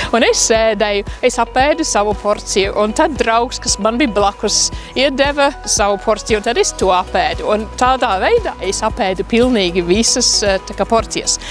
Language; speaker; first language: Latvian; non-native, fluent; English